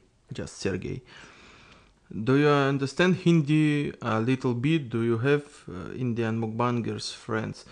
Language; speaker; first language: English; non-native, learner; Russian